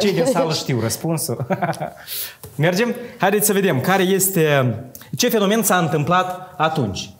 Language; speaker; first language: Romanian; native; Romanian